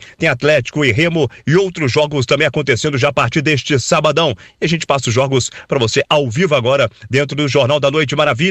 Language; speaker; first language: Portuguese; native; Portuguese